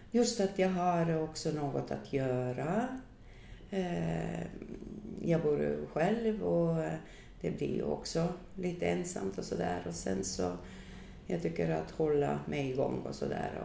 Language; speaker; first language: Swedish; non-native, fluent; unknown